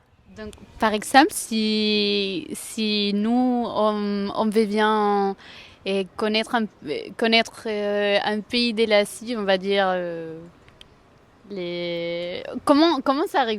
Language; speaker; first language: French; non-native, fluent; Spanish